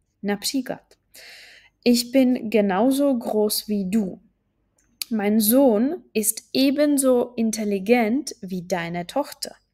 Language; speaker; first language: German; non-native, fluent; Czech